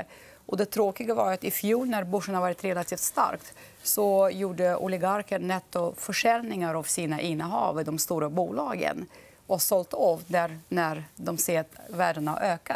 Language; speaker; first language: Swedish; non-native, fluent; Russian